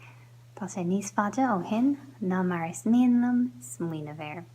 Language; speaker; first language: Irish; non-native, local second language; English